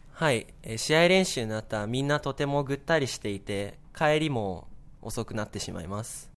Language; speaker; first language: Japanese; native; Japanese